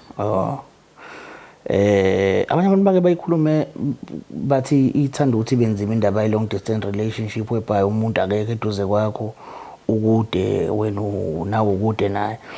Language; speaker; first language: Zulu; native; Zulu